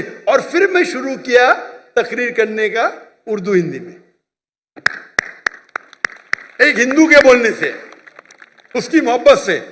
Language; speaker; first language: Hindi; non-native, local second language; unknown